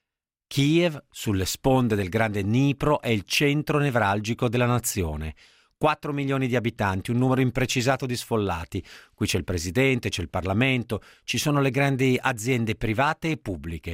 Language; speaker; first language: Italian; native; Italian